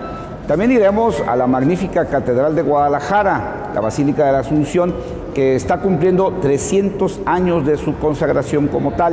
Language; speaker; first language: Spanish; native; Spanish